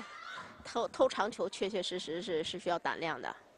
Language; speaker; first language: Chinese; native; Chinese